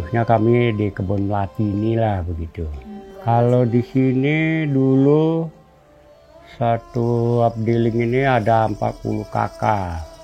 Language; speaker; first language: Indonesian; non-native, local second language; Balinese